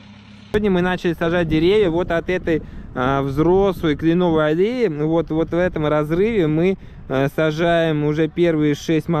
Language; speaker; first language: Russian; native; Russian